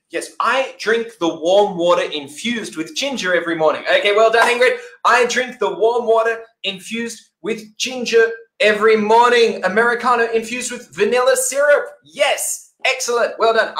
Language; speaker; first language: English; native; English